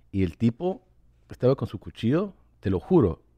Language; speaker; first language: Spanish; early bilingual, other home language; English